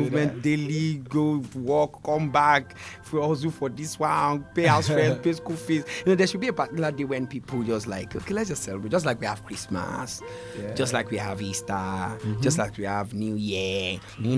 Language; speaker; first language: English; non-native, local second language; Yoruba